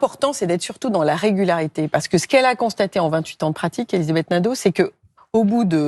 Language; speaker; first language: French; native; French